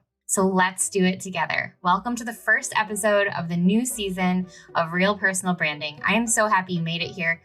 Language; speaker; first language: English; native; English